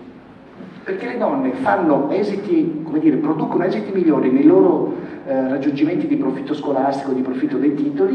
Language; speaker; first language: Italian; native; Italian